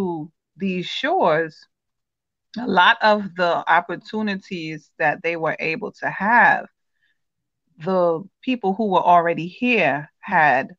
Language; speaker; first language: English; native; English